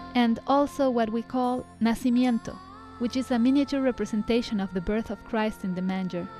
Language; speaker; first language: English; non-native, fluent; Spanish